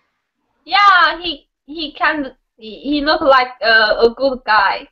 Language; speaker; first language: English; non-native, learner; Chinese